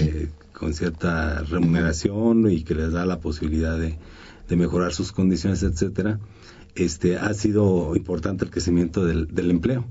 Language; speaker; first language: Spanish; native; Spanish